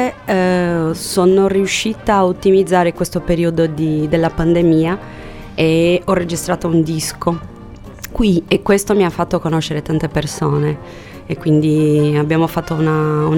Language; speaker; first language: Italian; non-native, fluent; Portuguese